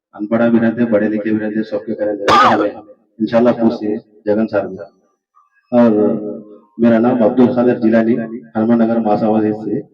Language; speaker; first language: Hindi; non-native, local second language; Urdu